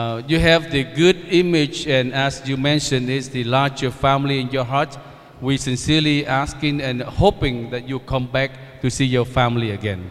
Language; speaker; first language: English; non-native, fluent; Vietnamese